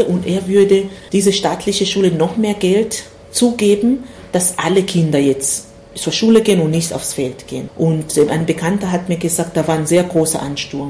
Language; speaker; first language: German; non-native, fluent; Swahili